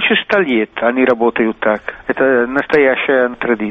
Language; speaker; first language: Russian; non-native, fluent; Italian